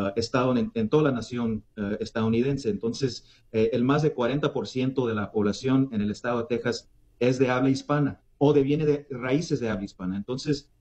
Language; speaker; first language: Spanish; early bilingual, heritage; Spanish